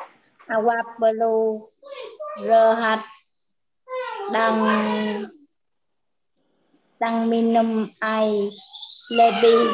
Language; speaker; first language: Indonesian; non-native, learner; Vietnamese